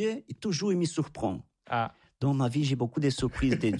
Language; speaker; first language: French; non-native, fluent; Portuguese